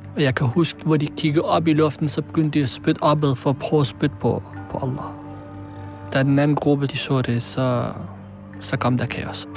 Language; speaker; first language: Danish; early bilingual, other home language; Arabic